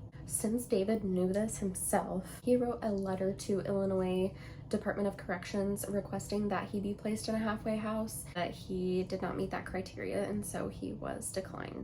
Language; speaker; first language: English; native; English